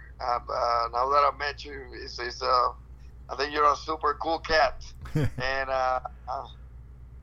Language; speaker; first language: English; non-native, fluent; Spanish